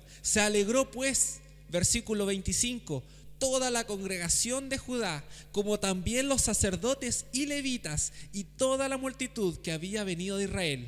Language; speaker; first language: Spanish; native; Spanish